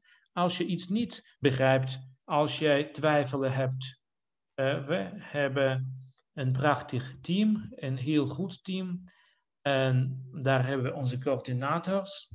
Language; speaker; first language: Dutch; non-native, fluent; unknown